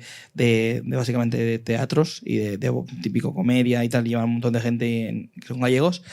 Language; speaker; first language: Spanish; native; Spanish